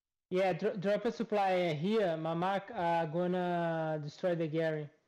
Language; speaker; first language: English; non-native, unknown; Portuguese